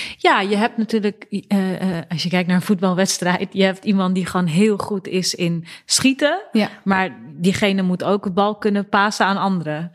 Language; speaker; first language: Dutch; early bilingual, other home language; Persian